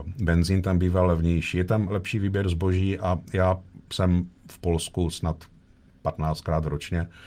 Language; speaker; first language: Czech; native; Czech